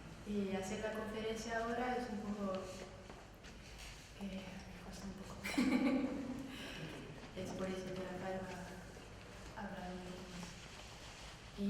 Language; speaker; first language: Spanish; non-native, learner; French